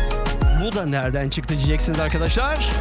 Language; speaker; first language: Turkish; early bilingual, heritage; Turkish